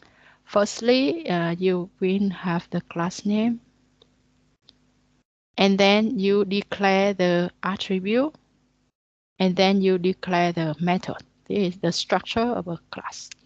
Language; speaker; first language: English; non-native, learner; Vietnamese